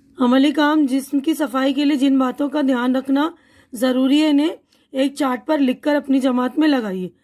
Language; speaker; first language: Urdu; native; Urdu